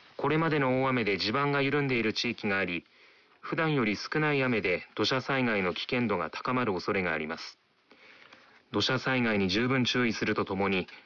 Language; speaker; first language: Japanese; native; Japanese